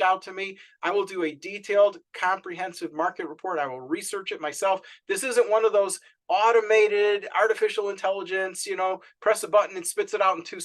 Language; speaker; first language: English; native; English